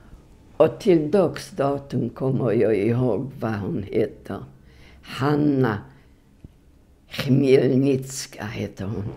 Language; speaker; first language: Swedish; non-native, fluent; Polish